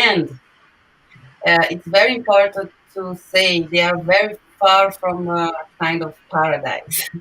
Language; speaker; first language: English; non-native, learner; Portuguese